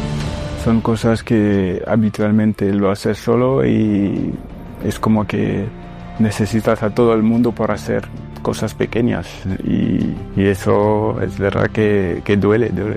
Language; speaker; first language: Spanish; non-native, fluent; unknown